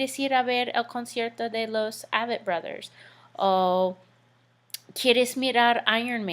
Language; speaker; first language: Spanish; non-native, fluent; English